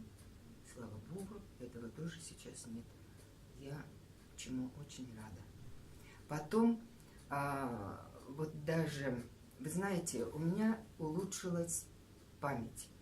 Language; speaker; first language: Russian; native; Russian